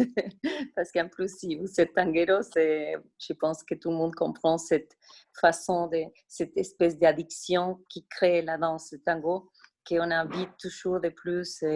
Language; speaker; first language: French; non-native, fluent; Spanish